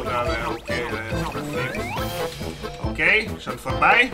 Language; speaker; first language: German; non-native, learner; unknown